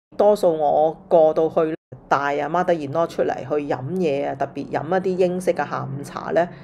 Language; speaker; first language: Cantonese; native; Cantonese